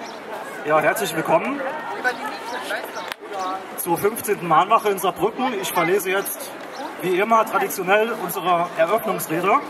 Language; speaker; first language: German; native; German